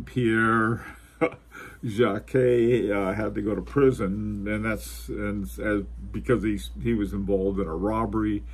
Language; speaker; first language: English; native; English